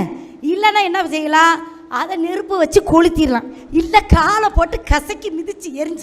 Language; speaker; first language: Tamil; native; Tamil